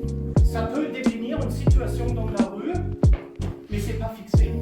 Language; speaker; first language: French; non-native, fluent; German